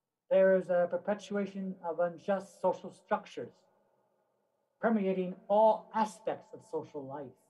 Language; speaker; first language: English; native; English